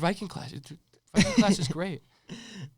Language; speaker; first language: English; native; English